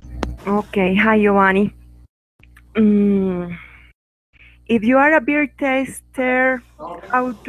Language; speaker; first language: English; non-native, learner; Spanish